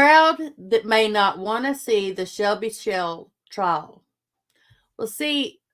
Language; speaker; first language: English; native; English